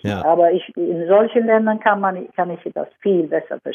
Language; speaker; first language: German; non-native, fluent; Swedish